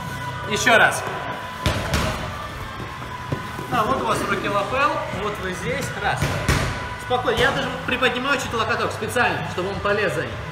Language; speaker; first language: Russian; native; Russian